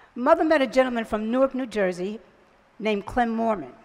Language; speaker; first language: English; native; English